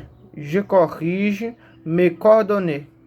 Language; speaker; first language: French; non-native, learner; Portuguese